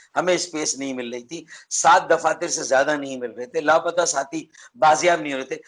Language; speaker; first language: Urdu; native; Urdu